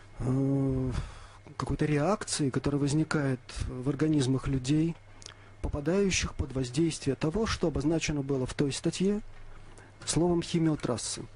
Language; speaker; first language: Russian; native; Russian